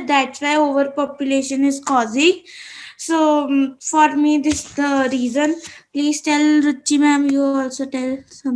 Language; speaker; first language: English; non-native, learner; Hindi